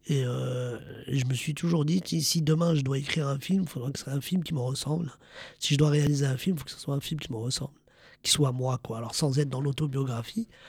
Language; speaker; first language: French; early bilingual, other home language; Arabic